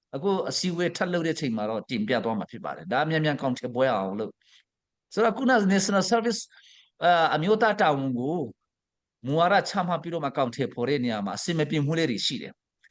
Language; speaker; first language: Burmese; non-native, local second language; Hakha Chin